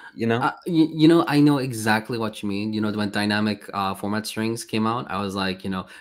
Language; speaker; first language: English; non-native, fluent; Swedish